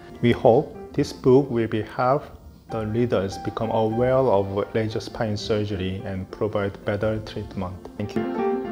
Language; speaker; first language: English; non-native, fluent; Korean